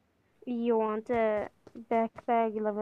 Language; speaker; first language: English; non-native, learner; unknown